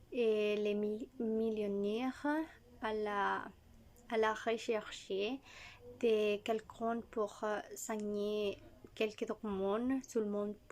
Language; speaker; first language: French; non-native, learner; Spanish